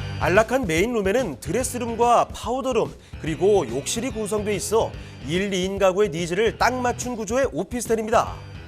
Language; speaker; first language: Korean; native; Korean